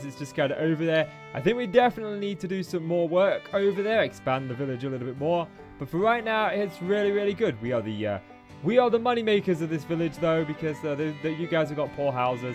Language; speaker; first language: English; native; English